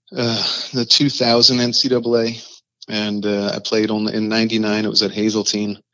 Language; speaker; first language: English; native; English